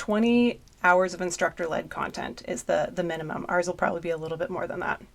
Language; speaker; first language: English; native; English